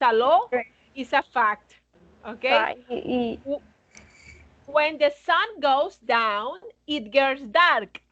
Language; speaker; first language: English; non-native, fluent; Spanish